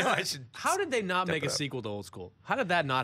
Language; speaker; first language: English; native; English